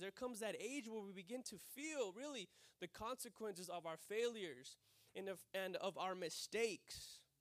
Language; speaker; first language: English; early bilingual, other home language; Spanish